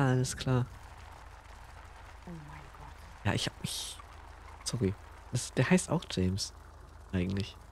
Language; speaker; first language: German; native; German